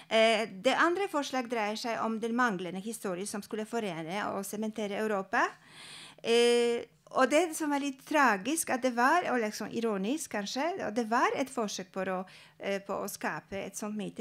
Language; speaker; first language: Norwegian; non-native, fluent; Polish